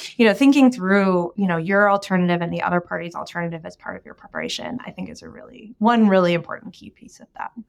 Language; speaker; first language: English; native; English